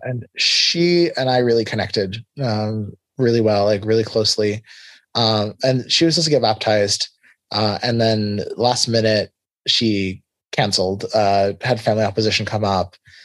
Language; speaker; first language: English; early bilingual, other home language; Hebrew